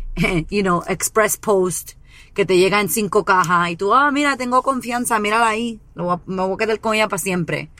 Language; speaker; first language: Spanish; early bilingual, other home language; English